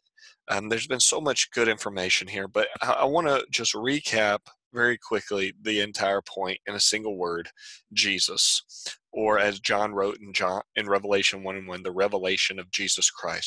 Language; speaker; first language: English; native; English